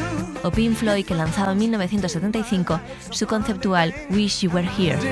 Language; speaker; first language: Spanish; native; Spanish